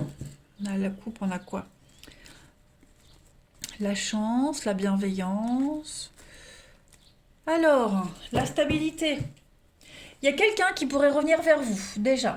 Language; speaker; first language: French; native; French